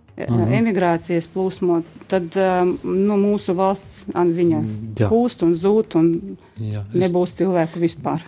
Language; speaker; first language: Latvian; non-native, local second language; Russian